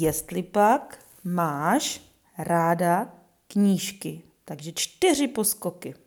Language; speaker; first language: Czech; native; Czech